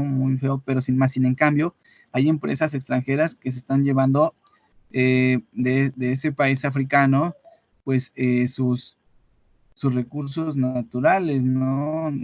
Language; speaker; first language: Spanish; native; Spanish